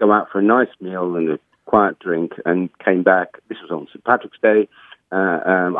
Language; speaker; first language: English; native; English